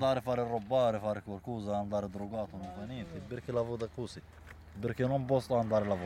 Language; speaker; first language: Italian; non-native, learner; Arabic